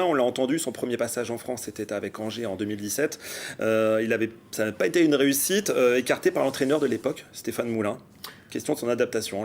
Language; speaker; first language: French; native; French